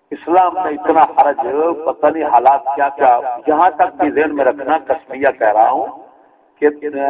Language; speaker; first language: Urdu; non-native, local second language; Punjabi